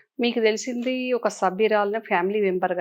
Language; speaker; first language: Telugu; native; Telugu